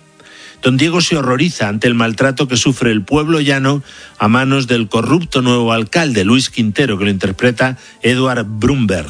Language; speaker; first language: Spanish; native; Spanish